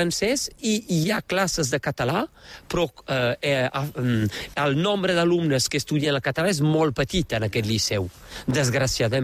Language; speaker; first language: Catalan; native; Catalan